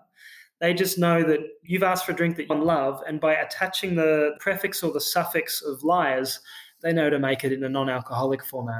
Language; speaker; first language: English; native; English